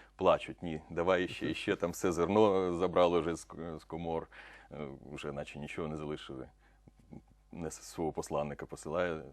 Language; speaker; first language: Ukrainian; non-native, local second language; Russian